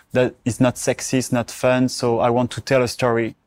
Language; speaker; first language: English; non-native, learner; French